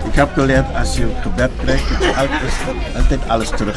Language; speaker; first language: Dutch; non-native, learner; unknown